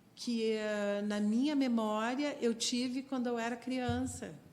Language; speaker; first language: Portuguese; non-native, fluent; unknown